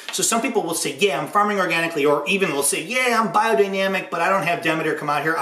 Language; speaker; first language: English; native; English